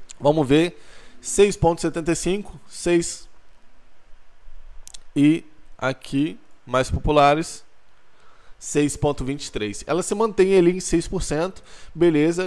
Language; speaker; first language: Portuguese; native; Portuguese